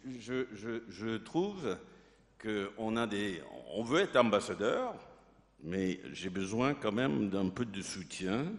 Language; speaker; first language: French; non-native, fluent; English